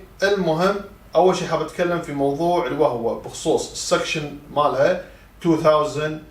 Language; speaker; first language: Arabic; native; Arabic